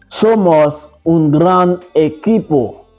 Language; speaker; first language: Spanish; non-native, fluent; Haitian Creole